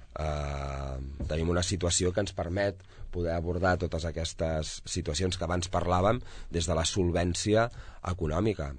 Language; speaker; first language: Catalan; native; Catalan